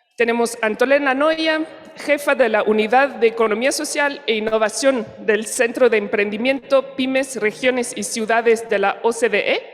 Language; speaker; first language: Spanish; non-native, fluent; French